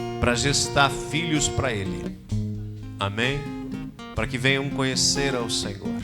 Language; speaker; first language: Portuguese; native; Portuguese